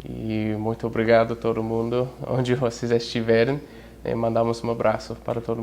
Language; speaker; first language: Portuguese; non-native, fluent; English